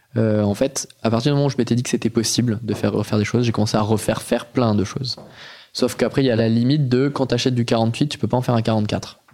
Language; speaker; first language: French; native; French